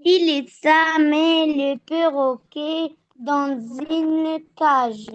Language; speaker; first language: French; non-native, learner; Arabic